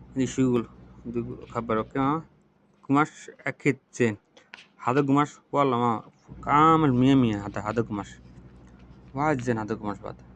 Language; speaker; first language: Arabic; non-native, learner; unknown